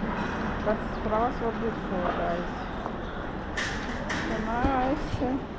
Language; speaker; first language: English; non-native, fluent; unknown